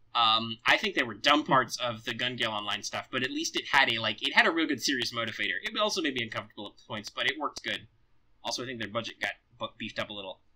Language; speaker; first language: English; native; English